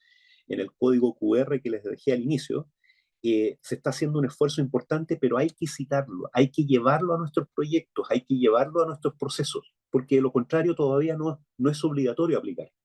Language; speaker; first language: Spanish; native; Spanish